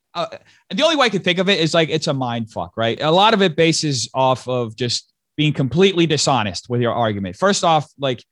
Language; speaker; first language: English; early bilingual, other home language; Portuguese